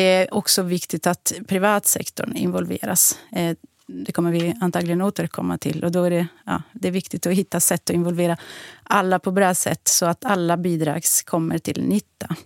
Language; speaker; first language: Swedish; non-native, fluent; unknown